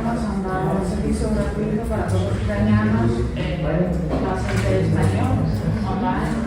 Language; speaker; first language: Spanish; non-native, learner; Ukrainian